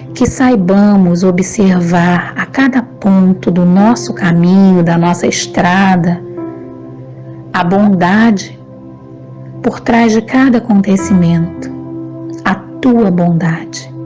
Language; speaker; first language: Portuguese; native; Portuguese